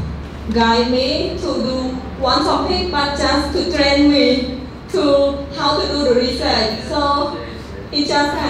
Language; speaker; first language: English; non-native, learner; Khmer